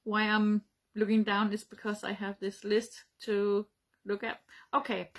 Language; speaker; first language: English; non-native, learner; Danish